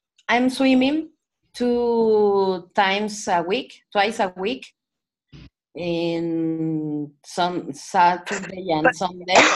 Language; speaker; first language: English; non-native, learner; Spanish